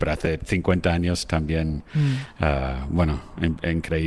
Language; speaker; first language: Spanish; non-native, fluent; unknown